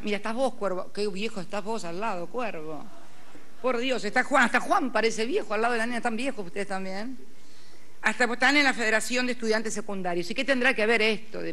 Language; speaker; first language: Spanish; native; Spanish